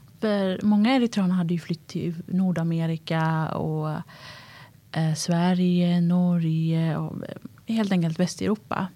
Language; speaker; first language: Swedish; early bilingual, other home language; Tigrinya